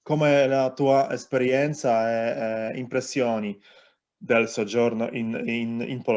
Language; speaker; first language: Italian; non-native, learner; Polish